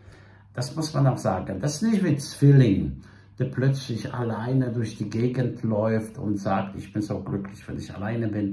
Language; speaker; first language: German; non-native, fluent; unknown